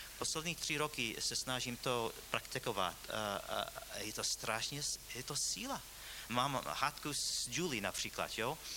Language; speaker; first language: Czech; non-native, fluent; English